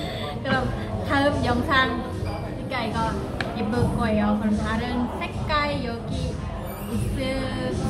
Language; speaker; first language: Korean; non-native, learner; Vietnamese